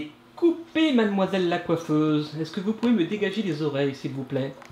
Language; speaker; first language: French; native; French